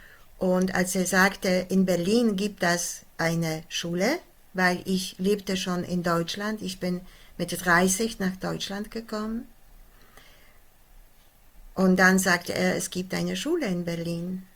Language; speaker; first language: German; non-native, fluent; Polish